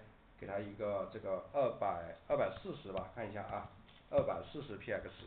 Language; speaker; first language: Chinese; native; Chinese